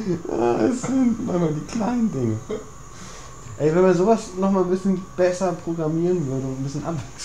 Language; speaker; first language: German; native; German